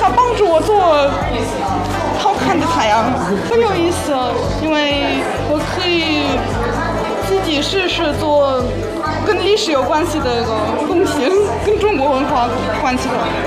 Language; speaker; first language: Chinese; non-native, learner; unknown